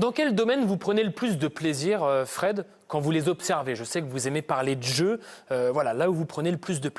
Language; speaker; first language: French; native; French